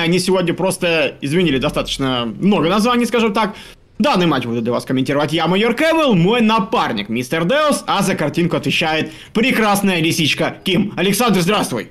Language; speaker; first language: Russian; native; Russian